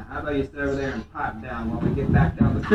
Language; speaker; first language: English; native; English